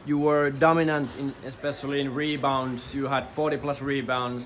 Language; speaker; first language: English; non-native, fluent; Finnish